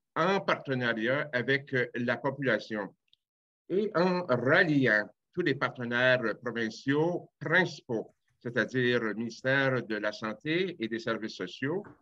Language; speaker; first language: French; native; French